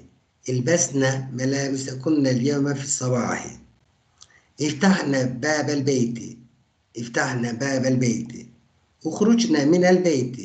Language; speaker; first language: Arabic; non-native, fluent; Turkish